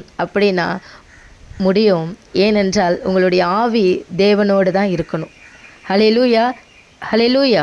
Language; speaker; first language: Tamil; native; Tamil